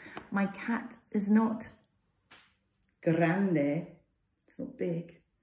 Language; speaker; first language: English; native; English